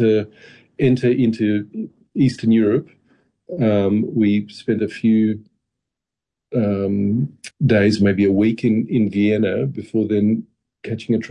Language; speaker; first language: English; early bilingual, other home language; Russian